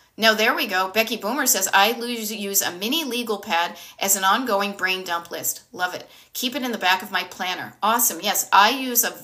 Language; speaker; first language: English; native; English